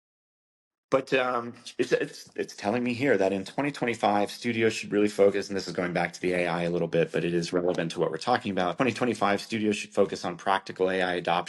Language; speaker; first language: English; native; English